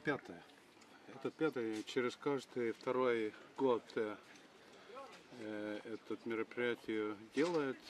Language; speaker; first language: Russian; non-native, local second language; Estonian